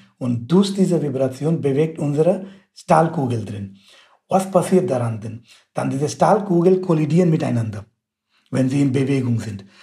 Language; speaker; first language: German; non-native, fluent; Hindi